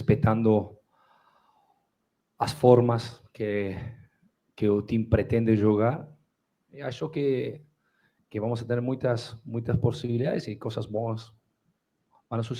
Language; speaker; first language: Portuguese; non-native, fluent; Spanish